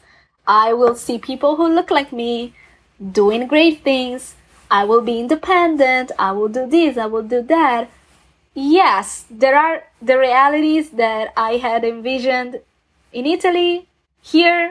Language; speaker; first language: English; non-native, fluent; Italian